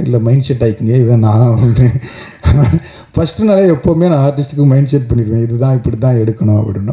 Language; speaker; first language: Tamil; native; Tamil